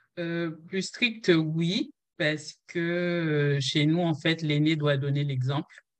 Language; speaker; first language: French; non-native, local second language; Haitian Creole